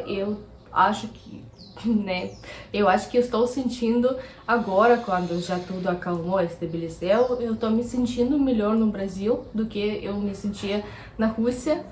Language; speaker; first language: Portuguese; non-native, fluent; Russian